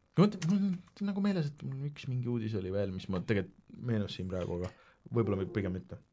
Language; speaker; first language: Estonian; native; Estonian